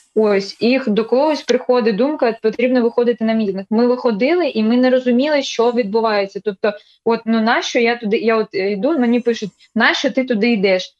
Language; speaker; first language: Ukrainian; non-native, local second language; Russian